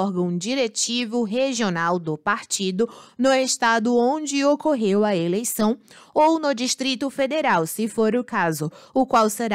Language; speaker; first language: Portuguese; native; Portuguese